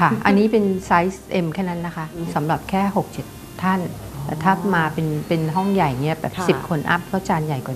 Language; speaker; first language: Thai; native; Thai